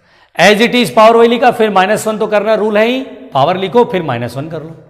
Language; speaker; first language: Hindi; native; Hindi